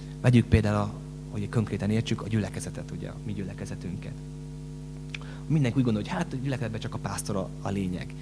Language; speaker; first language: Hungarian; native; Hungarian